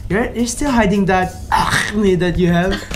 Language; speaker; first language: English; non-native, learner; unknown